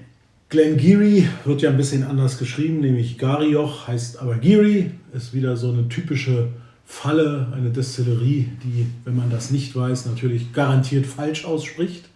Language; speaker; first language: German; native; German